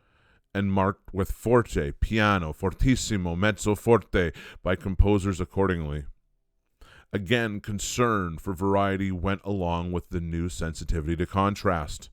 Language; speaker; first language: English; native; English